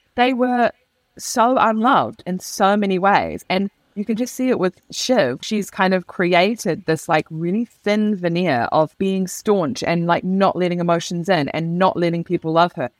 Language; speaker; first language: English; native; English